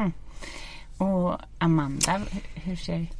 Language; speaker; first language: Swedish; native; Swedish